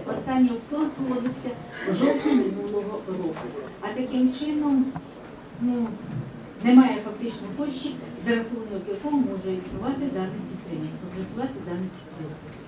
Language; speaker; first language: Ukrainian; native; Ukrainian